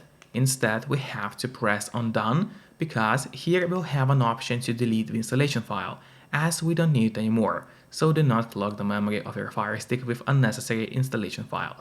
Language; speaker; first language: English; non-native, fluent; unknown